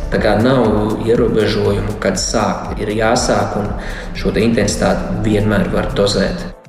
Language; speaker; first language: Latvian; native; Latvian